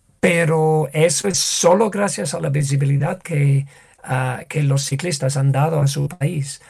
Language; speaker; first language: Spanish; non-native, fluent; English